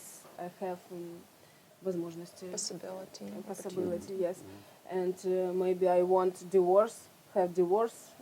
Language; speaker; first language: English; non-native, learner; Russian